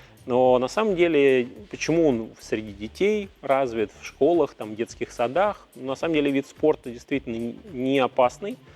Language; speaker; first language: Russian; native; Russian